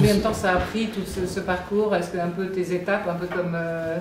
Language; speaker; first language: French; native; French